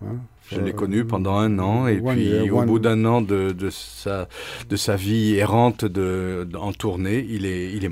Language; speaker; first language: French; native; French